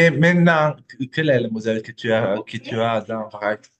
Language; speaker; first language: French; non-native, fluent; Italian